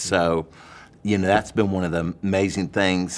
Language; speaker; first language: English; native; English